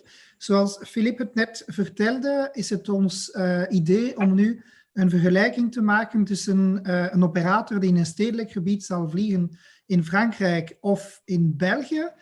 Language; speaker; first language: Dutch; non-native, local second language; French